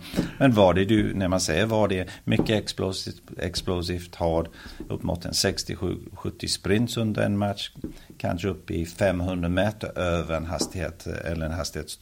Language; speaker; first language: Swedish; early bilingual, heritage; Swedish